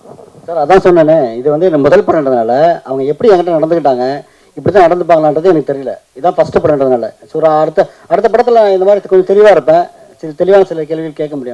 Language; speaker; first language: Tamil; native; Tamil